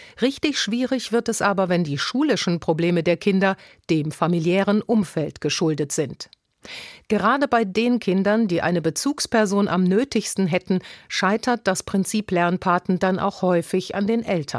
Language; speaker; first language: German; native; German